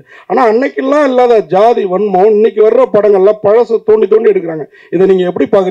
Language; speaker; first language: Tamil; native; Tamil